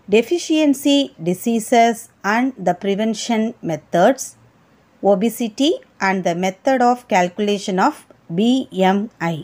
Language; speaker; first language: English; non-native, local second language; Tamil